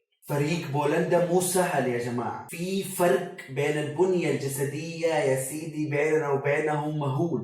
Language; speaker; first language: Arabic; native; Arabic